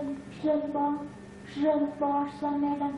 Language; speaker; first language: French; non-native, learner; English